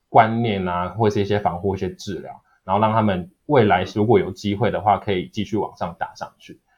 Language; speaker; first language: Chinese; native; Chinese